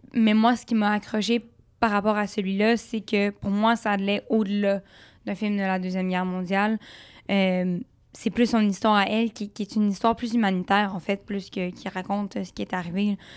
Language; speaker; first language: French; native; French